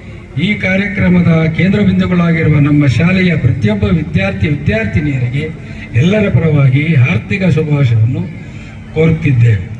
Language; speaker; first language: Kannada; native; Kannada